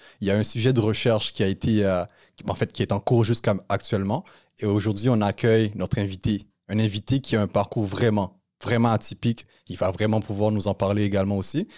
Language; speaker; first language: French; native; French